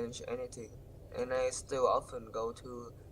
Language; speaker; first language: English; non-native, learner; Vietnamese